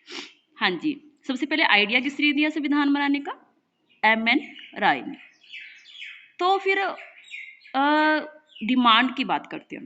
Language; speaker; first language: Hindi; non-native, local second language; Punjabi